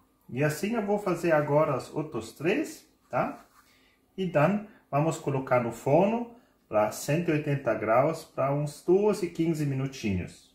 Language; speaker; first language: Portuguese; non-native, fluent; German